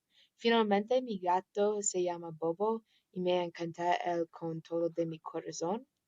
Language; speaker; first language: Spanish; non-native, learner; English